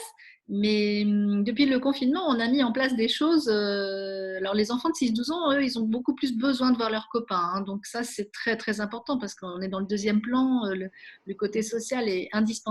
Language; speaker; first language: French; native; French